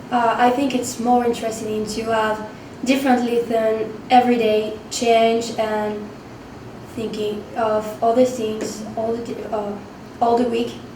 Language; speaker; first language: English; non-native, learner; French